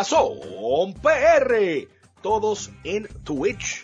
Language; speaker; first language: Spanish; native; Spanish